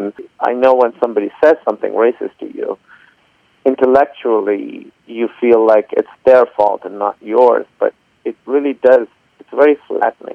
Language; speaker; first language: English; non-native, local second language; Urdu